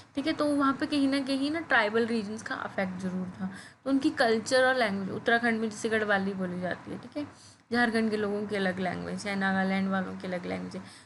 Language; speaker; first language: Hindi; native; Hindi